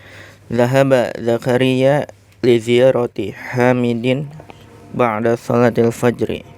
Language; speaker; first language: Arabic; non-native, learner; Indonesian